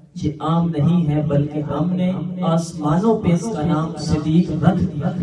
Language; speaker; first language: Urdu; non-native, local second language; Punjabi